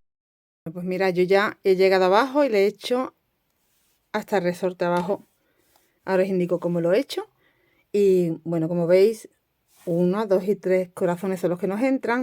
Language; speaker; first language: Spanish; native; Spanish